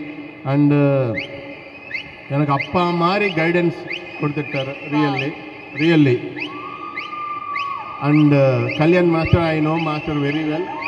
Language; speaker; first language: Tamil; non-native, learner; Telugu